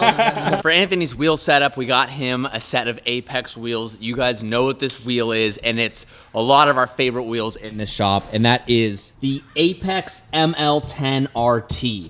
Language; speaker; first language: English; native; English